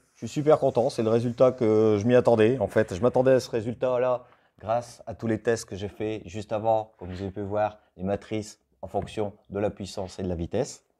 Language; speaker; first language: French; native; French